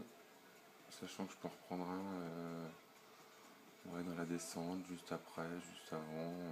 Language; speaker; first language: French; native; French